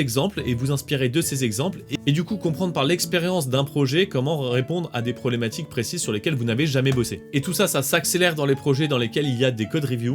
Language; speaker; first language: French; native; French